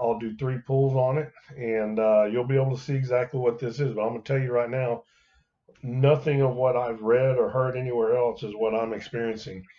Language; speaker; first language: English; native; English